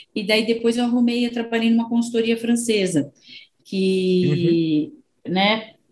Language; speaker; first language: Portuguese; native; Portuguese